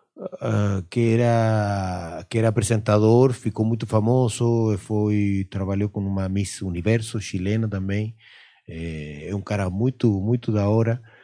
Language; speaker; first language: Portuguese; non-native, fluent; Spanish